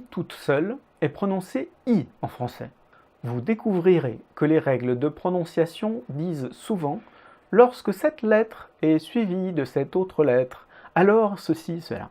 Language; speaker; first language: French; native; French